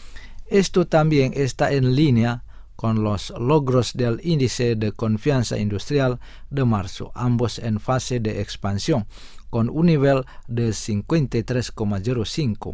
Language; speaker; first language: Spanish; non-native, fluent; Indonesian